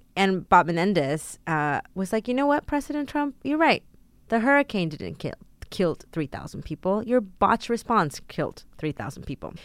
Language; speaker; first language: English; early bilingual, other home language; Spanish